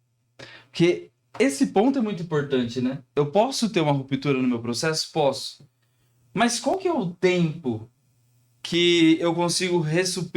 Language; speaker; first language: Portuguese; native; Portuguese